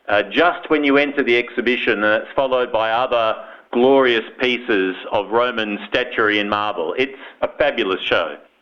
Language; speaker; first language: English; native; English